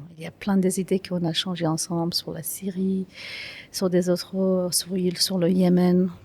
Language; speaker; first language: French; non-native, fluent; Kurdish